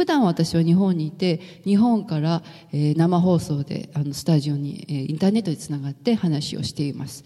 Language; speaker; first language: Japanese; native; Japanese